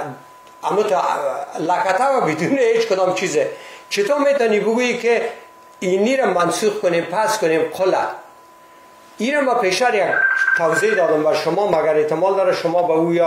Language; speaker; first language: Persian; native; Persian